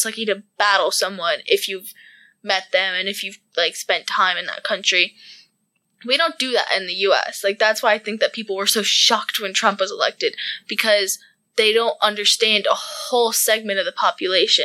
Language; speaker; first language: English; native; English